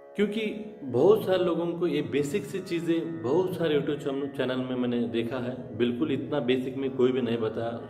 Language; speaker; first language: Hindi; non-native, local second language; Kannada